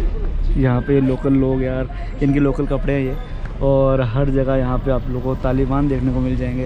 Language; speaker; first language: Hindi; native; Hindi